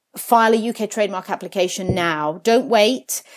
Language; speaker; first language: English; early bilingual, other home language; Italian